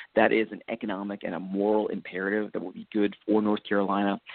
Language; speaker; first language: English; native; English